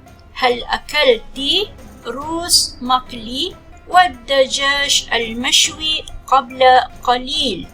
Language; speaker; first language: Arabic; non-native, fluent; Malay